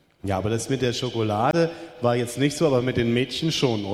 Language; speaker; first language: German; native; German